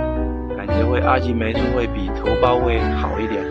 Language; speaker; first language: Chinese; native; Chinese